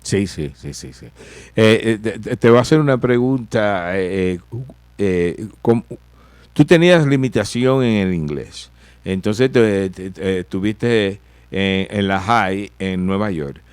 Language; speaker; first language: Spanish; early bilingual, heritage; Spanish